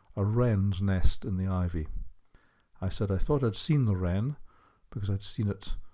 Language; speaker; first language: English; native; English